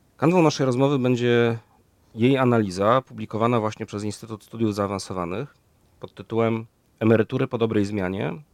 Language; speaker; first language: Polish; native; Polish